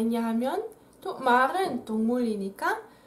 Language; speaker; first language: Korean; non-native, fluent; Dutch